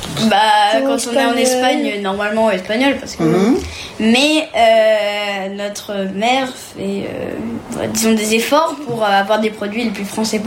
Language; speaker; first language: French; early bilingual, heritage; French